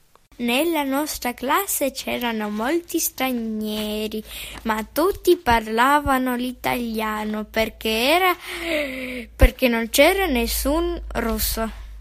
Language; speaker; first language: Italian; early bilingual, other home language; Russian